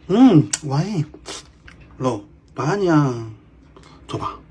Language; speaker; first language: Indonesian; non-native, learner; Chinese